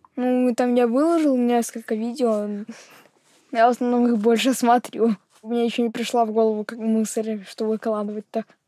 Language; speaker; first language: Russian; native; Russian